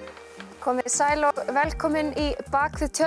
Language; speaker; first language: Icelandic; native; Icelandic